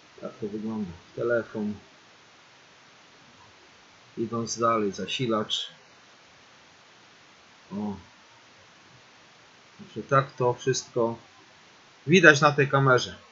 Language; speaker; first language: Polish; native; Polish